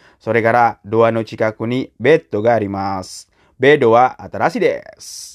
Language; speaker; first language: Japanese; non-native, learner; Indonesian